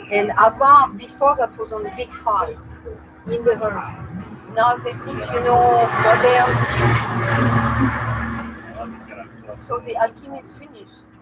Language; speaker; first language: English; non-native, learner; French